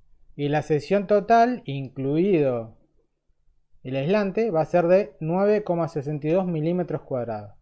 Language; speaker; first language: Spanish; native; Spanish